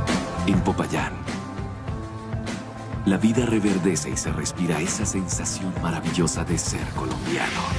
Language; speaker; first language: Spanish; native; Spanish